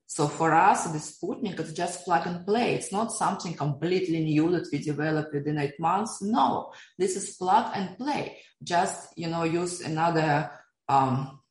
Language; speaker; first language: English; non-native, fluent; Russian